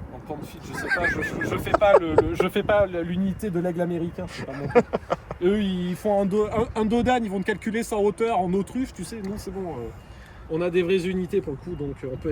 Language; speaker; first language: French; native; French